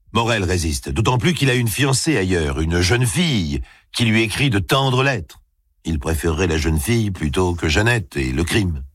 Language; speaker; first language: French; native; French